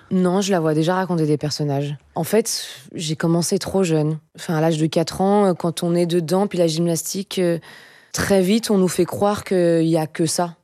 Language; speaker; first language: French; native; French